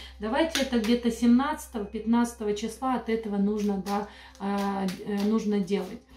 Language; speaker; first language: Russian; non-native, local second language; Romanian